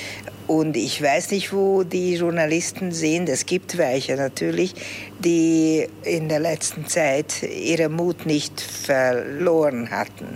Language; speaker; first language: German; early bilingual, heritage; Hungarian